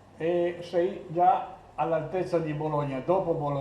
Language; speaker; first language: Italian; non-native, fluent; Albanian